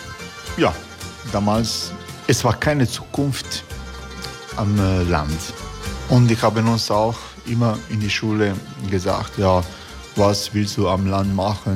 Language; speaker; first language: German; non-native, learner; Croatian